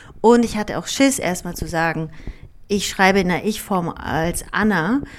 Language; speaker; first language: German; early bilingual, other home language; Greek